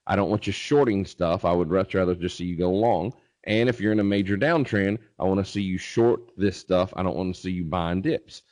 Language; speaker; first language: English; native; English